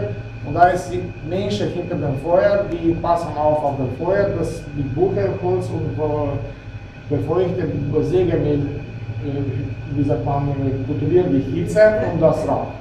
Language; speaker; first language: German; non-native, fluent; Slovenian